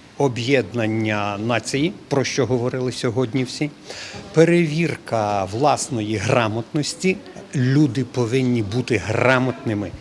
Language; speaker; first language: Ukrainian; native; Ukrainian